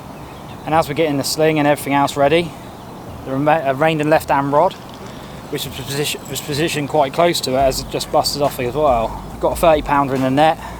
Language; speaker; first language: English; native; English